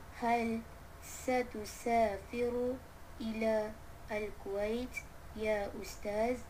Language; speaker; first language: Arabic; non-native, learner; Malay